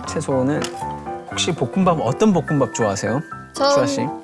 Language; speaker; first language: Korean; native; Korean